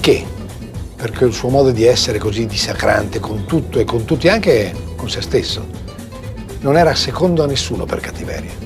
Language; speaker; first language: Italian; native; Italian